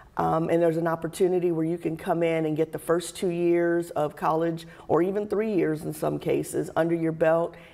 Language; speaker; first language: English; native; English